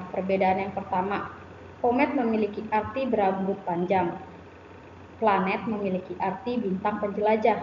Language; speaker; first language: Indonesian; native; Indonesian